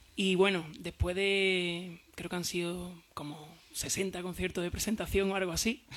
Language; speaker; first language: Spanish; native; Spanish